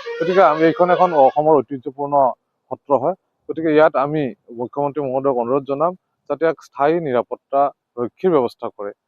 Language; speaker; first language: Assamese; native; Assamese